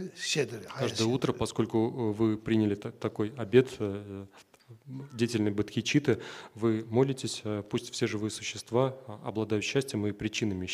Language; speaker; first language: Russian; native; Russian